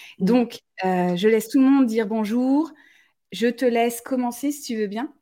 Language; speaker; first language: French; native; French